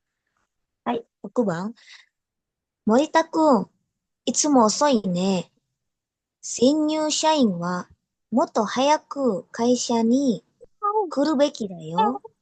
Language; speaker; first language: Japanese; non-native, learner; Indonesian